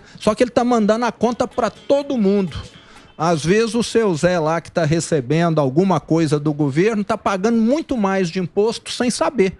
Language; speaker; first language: Portuguese; native; Portuguese